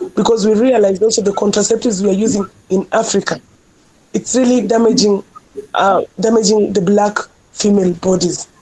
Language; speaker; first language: English; non-native, local second language; Luo (Kenya and Tanzania)